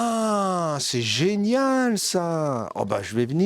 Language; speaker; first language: French; native; French